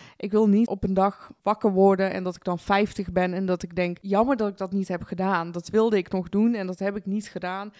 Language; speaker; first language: Dutch; early bilingual, other home language; Persian